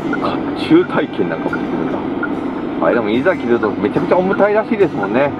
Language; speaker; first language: Japanese; native; Japanese